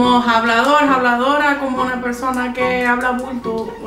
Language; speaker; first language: Spanish; non-native, fluent; English